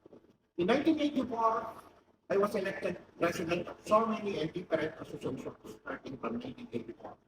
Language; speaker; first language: English; non-native, local second language; Filipino